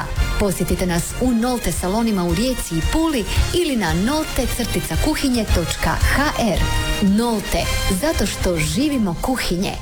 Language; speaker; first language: Serbian; native; Serbian